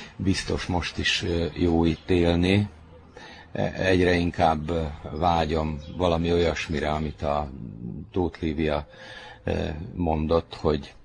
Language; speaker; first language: Hungarian; native; Hungarian